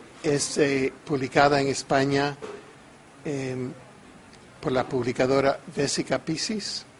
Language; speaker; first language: Spanish; non-native, fluent; English